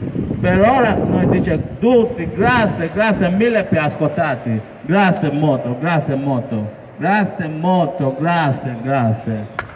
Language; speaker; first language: Italian; non-native, learner; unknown